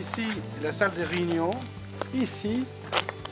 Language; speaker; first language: French; non-native, fluent; Arabic